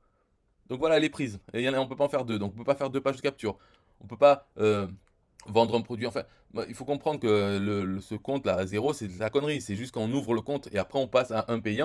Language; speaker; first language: French; native; French